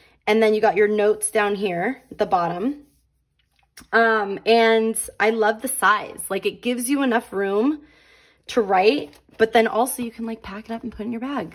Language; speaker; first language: English; native; English